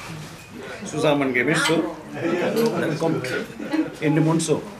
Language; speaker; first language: German; non-native, learner; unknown